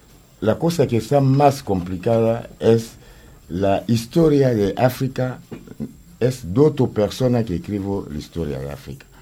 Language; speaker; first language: Spanish; non-native, learner; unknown